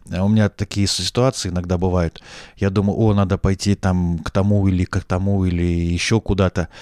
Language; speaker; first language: Russian; native; Russian